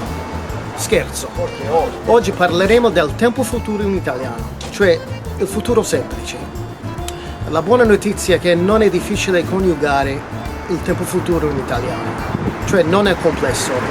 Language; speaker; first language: Italian; non-native, fluent; English